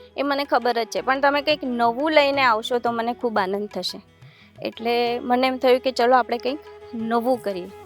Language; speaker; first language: Gujarati; native; Gujarati